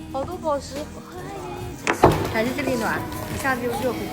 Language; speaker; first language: Chinese; native; Chinese